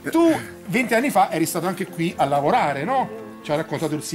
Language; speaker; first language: Italian; native; Italian